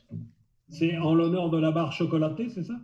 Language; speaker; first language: French; native; French